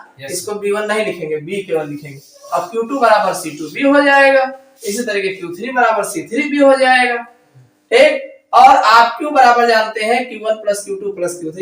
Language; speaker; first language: Hindi; native; Hindi